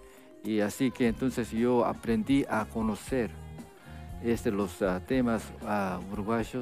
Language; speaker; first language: Spanish; non-native, fluent; Korean